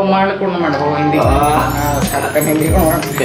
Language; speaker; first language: Filipino; non-native, learner; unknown